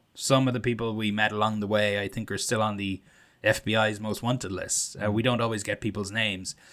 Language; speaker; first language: English; native; English